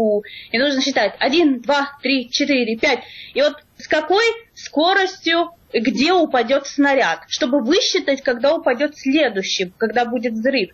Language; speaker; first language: Russian; native; Russian